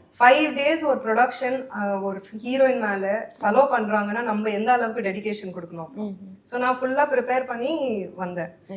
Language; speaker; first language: Tamil; non-native, local second language; Hindi